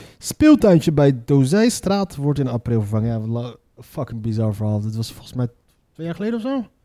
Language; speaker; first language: Dutch; native; Dutch